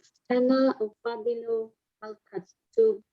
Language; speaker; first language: Arabic; non-native, learner; English